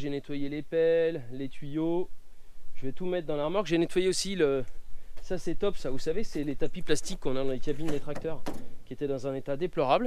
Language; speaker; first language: French; native; French